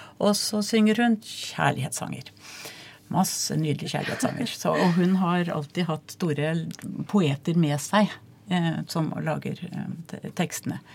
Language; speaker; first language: Norwegian; native; Norwegian